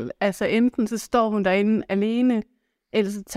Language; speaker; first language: Danish; native; Danish